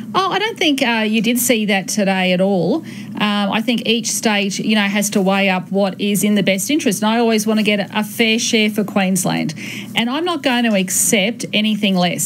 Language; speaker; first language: English; native; English